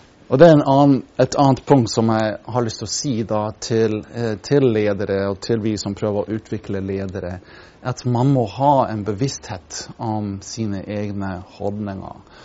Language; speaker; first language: Norwegian; non-native, fluent; English